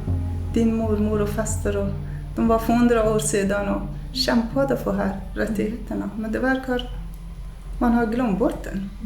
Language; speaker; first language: Swedish; non-native, fluent; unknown